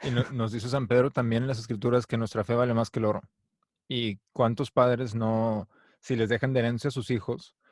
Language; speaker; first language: Spanish; native; Spanish